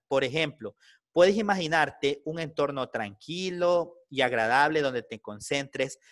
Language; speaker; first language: Spanish; native; Spanish